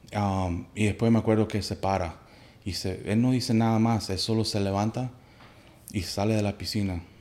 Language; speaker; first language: Spanish; early bilingual, heritage; Spanish